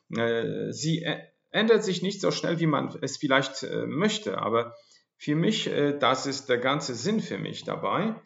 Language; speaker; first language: German; non-native, fluent; Polish